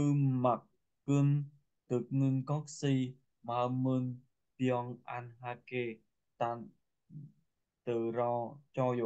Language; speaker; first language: Korean; non-native, learner; Vietnamese